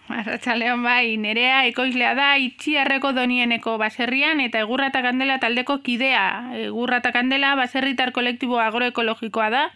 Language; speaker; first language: Basque; native; Basque